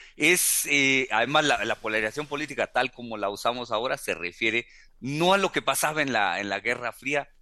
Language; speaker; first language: Spanish; native; Spanish